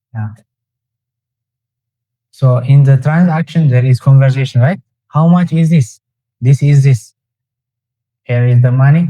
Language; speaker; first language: English; non-native, fluent; Tigrinya